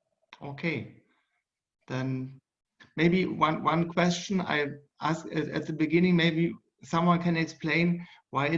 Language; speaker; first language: English; non-native, fluent; German